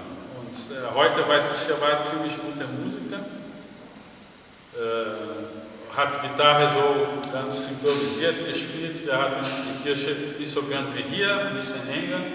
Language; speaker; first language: German; non-native, fluent; Portuguese